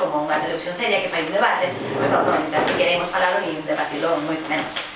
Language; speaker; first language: Galician; non-native, fluent; Catalan